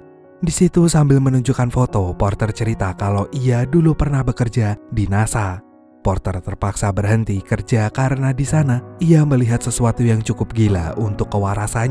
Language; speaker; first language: Indonesian; native; Indonesian